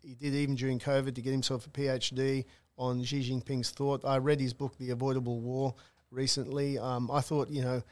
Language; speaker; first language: English; native; English